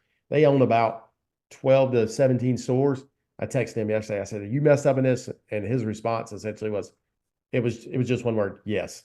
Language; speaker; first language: English; native; English